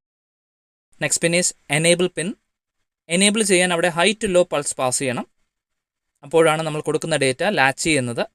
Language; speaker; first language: Malayalam; native; Malayalam